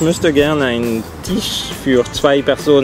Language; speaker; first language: German; non-native, fluent; French